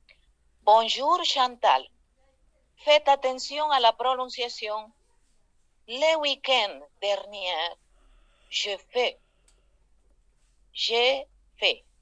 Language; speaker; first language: French; non-native, fluent; Spanish